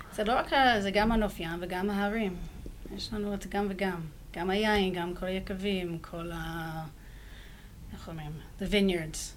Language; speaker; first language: Hebrew; non-native, fluent; English